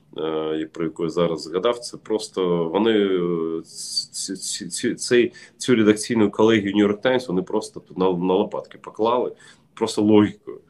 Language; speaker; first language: Ukrainian; non-native, local second language; Russian